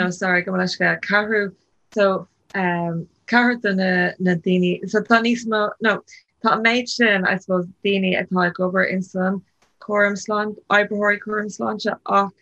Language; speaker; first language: Irish; non-native, local second language; English